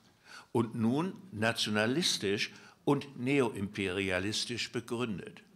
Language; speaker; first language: German; native; German